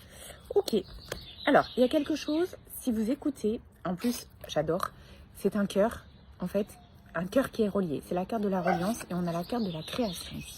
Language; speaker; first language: French; native; French